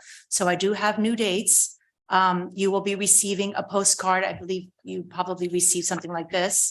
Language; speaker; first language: English; native; English